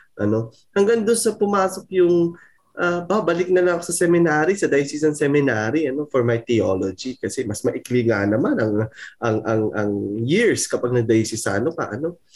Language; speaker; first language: Filipino; non-native, local second language; Pampanga